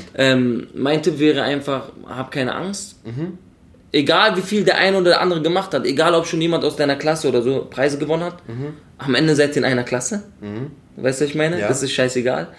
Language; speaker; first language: German; native; German